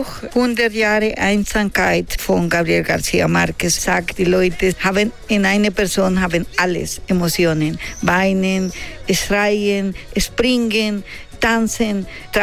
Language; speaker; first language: German; non-native, learner; Spanish